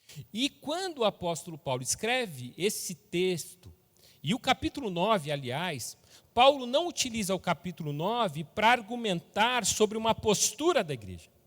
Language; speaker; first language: Portuguese; native; Portuguese